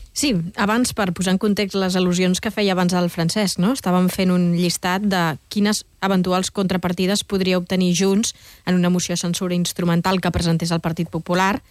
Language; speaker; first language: Catalan; native; Catalan